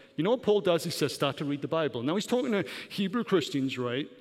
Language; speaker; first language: English; native; English